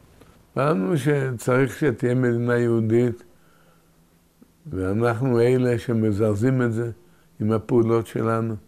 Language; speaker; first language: Hebrew; early bilingual, other home language; Yiddish